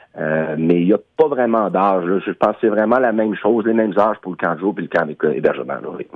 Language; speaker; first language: French; non-native, local second language; English